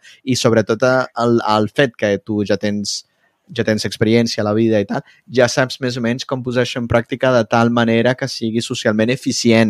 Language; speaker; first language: Catalan; non-native, fluent; Spanish